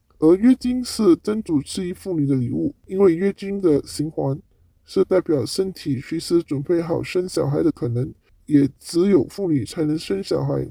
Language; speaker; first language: Chinese; non-native, local second language; Cantonese